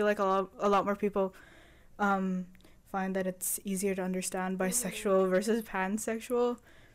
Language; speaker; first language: English; non-native, local second language; Filipino